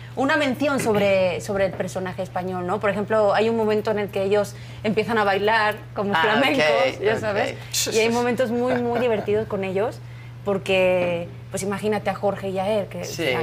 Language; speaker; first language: Spanish; native; Spanish